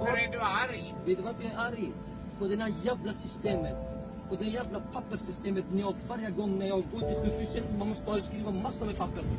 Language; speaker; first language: Swedish; non-native, fluent; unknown